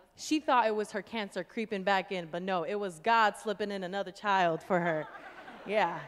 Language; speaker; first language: English; native; English